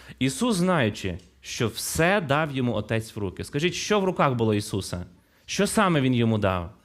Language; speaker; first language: Ukrainian; non-native, local second language; Russian